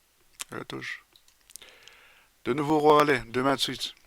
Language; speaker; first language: French; native; French